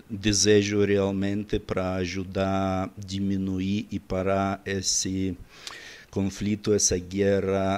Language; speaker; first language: Portuguese; non-native, learner; Russian